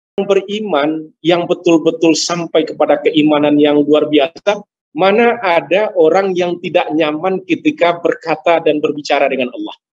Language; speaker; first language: Indonesian; non-native, local second language; Minangkabau